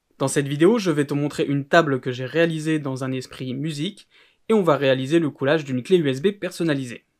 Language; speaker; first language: French; native; French